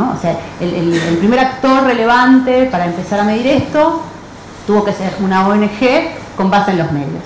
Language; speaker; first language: Spanish; native; Spanish